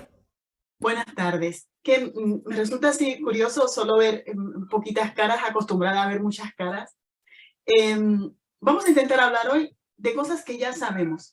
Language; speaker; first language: Spanish; native; Spanish